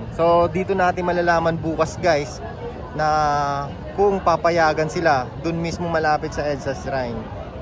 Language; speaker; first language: Filipino; native; Filipino